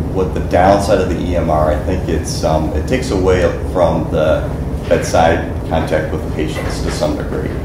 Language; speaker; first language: English; native; English